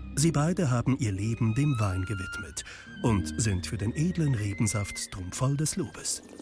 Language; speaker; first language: German; native; German